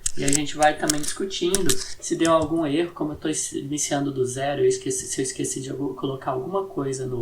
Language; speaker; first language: Portuguese; native; Portuguese